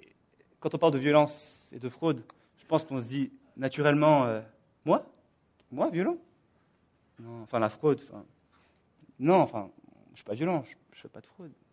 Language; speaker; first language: French; native; French